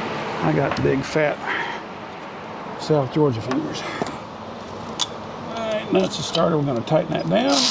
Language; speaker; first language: English; native; English